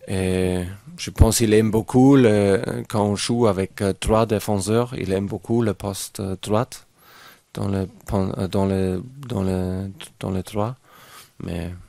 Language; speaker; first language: French; non-native, fluent; German